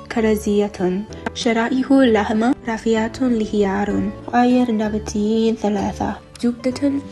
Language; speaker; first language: Arabic; non-native, learner; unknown